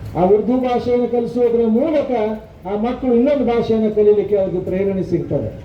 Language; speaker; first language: Kannada; native; Kannada